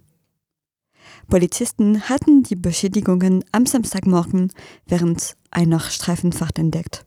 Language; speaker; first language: German; non-native, fluent; French